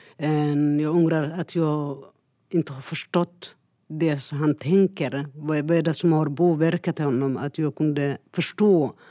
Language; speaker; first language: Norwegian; non-native, learner; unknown